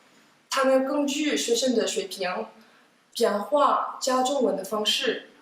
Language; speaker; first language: Chinese; non-native, fluent; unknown